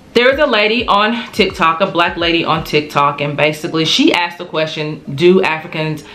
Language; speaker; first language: English; native; English